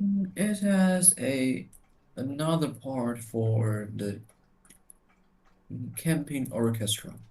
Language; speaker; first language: English; non-native, learner; Chinese